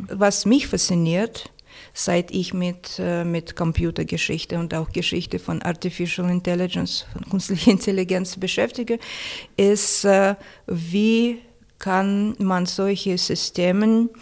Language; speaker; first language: German; non-native, fluent; Russian